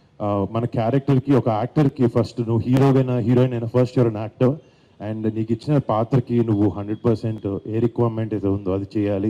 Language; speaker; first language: Telugu; native; Telugu